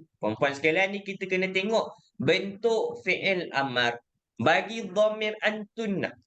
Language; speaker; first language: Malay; native; Malay